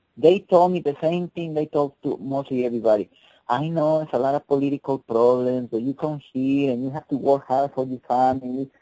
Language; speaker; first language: English; non-native, fluent; Spanish